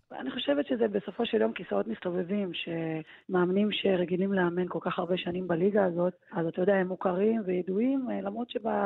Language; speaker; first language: Hebrew; native; Hebrew